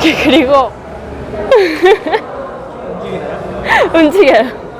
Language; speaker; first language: Korean; native; Korean